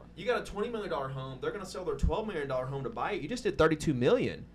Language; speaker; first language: English; native; English